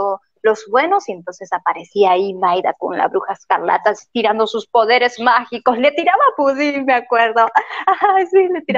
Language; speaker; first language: Spanish; native; Spanish